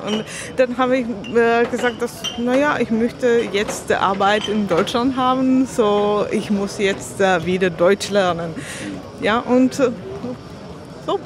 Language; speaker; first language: German; non-native, learner; Slovak